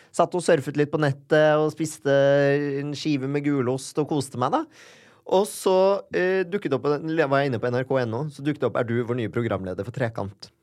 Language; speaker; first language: Norwegian; native; Norwegian